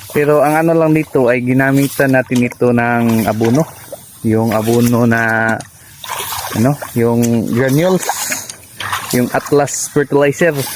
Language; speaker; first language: Filipino; non-native, local second language; Hiligaynon